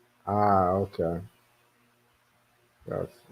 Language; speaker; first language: Spanish; non-native, learner; English